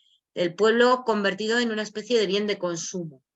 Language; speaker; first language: Spanish; native; Spanish